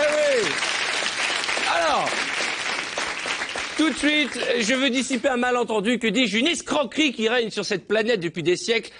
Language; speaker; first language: French; native; French